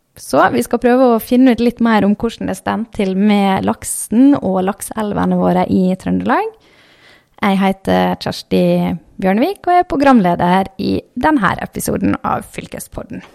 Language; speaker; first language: Norwegian; native; Norwegian